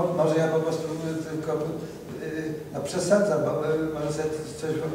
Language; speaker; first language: Polish; native; Polish